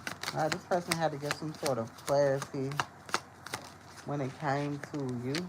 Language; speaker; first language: English; native; English